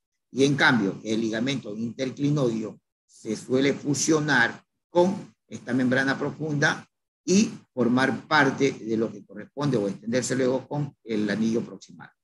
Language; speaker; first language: Spanish; native; Spanish